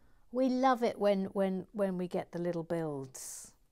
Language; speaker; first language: English; native; English